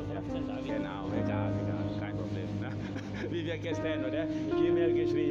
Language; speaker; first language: German; non-native, learner; Thai